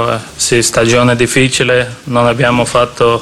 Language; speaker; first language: Italian; non-native, learner; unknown